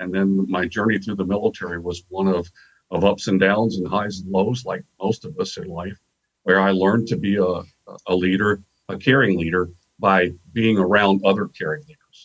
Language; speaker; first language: English; native; English